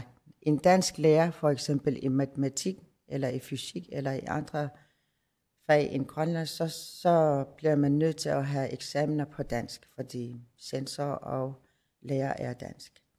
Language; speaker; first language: Danish; non-native, local second language; Kalaallisut